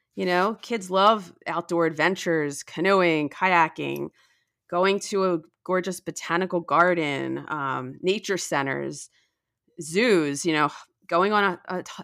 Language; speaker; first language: English; native; English